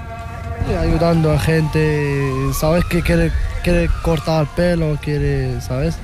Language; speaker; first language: Spanish; non-native, learner; Arabic